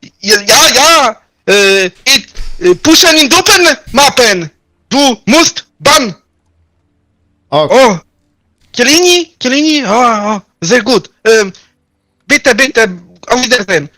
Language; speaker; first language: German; non-native, learner; Polish